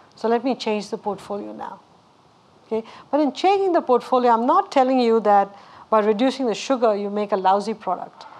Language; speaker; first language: English; non-native, local second language; Tamil